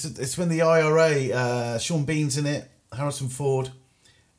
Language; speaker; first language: English; native; English